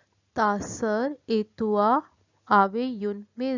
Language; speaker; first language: French; non-native, fluent; Hindi